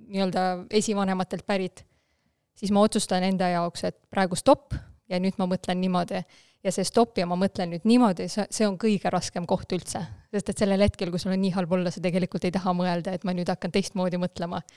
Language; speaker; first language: Estonian; non-native, local second language; Russian